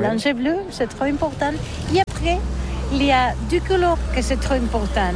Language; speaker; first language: French; non-native, learner; Catalan